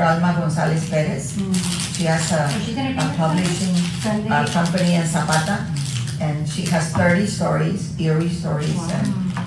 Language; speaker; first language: English; early bilingual, other home language; Spanish